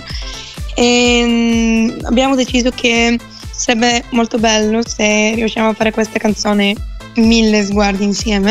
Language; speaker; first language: Italian; non-native, fluent; Bulgarian